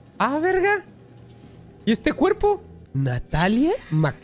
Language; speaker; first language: Spanish; native; Spanish